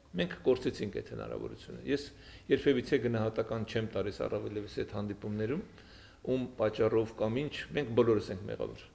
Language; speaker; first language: Armenian; native; Armenian